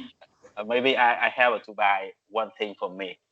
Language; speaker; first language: English; non-native, learner; Vietnamese